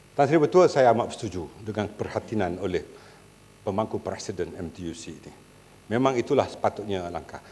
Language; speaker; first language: Malay; native; Malay